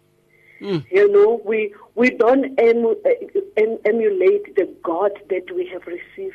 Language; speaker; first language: English; non-native, local second language; Tswana